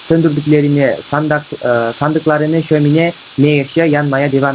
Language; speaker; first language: Turkish; non-native, fluent; Kyrgyz